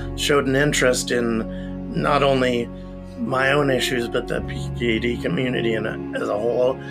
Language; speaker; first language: English; native; English